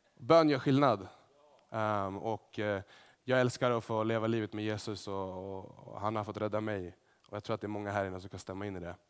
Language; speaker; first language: Swedish; native; Swedish